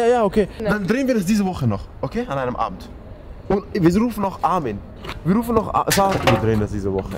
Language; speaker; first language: German; early bilingual, other home language; Persian